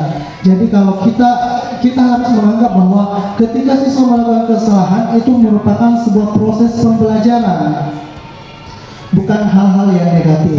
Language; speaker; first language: Indonesian; native; Indonesian